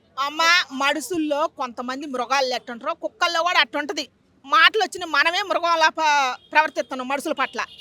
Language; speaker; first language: Telugu; native; Telugu